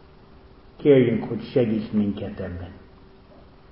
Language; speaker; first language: Hungarian; non-native, fluent; English